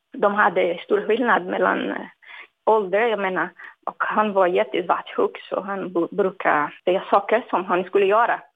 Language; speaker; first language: Swedish; non-native, fluent; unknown